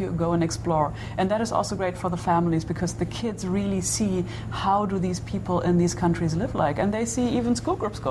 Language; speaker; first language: English; non-native, fluent; German